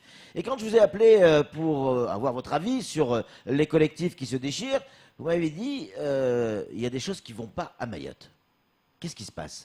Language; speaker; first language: French; native; French